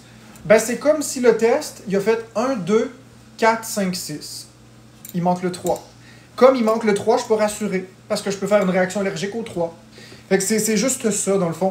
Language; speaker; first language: French; native; French